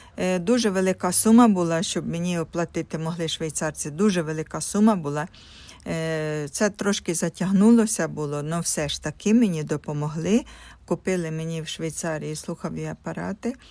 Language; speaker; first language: Ukrainian; non-native, local second language; Russian